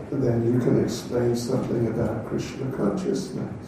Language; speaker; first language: English; native; English